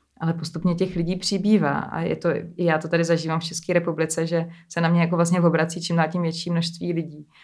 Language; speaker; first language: Czech; native; Czech